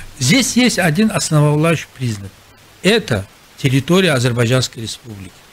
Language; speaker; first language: Russian; non-native, local second language; Azerbaijani